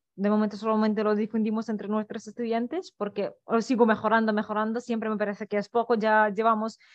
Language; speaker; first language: Spanish; non-native, fluent; Russian